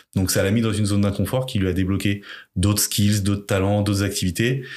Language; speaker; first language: French; native; French